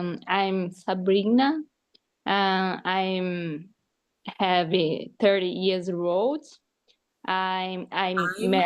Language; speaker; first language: English; non-native, learner; Portuguese